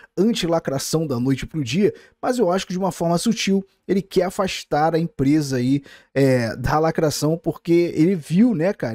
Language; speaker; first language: Portuguese; native; Portuguese